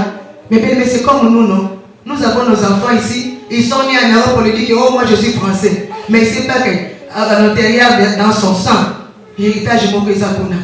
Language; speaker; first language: French; non-native, local second language; Lingala